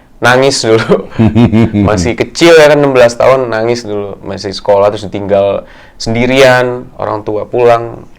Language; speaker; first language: Indonesian; non-native, local second language; Javanese